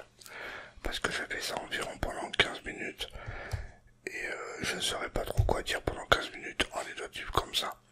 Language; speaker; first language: French; native; French